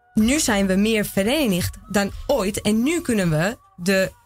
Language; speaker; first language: Dutch; non-native, fluent; Spanish